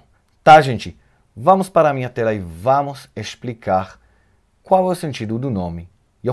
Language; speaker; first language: Portuguese; non-native, fluent; Hebrew